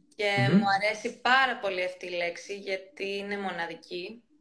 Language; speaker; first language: Greek; early bilingual, heritage; Greek